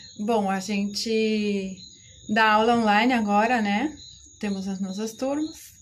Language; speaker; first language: Portuguese; non-native, fluent; Spanish